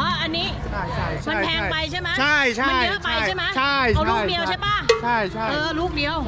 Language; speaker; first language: Thai; native; Thai